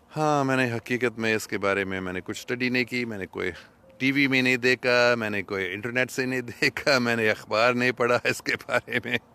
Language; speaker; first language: Urdu; non-native, fluent; English